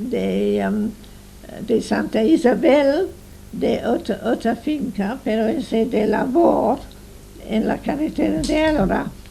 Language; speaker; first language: Spanish; non-native, fluent; English